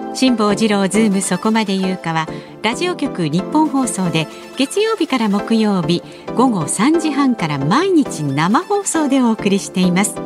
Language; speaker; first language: Japanese; early bilingual, other home language; Chinese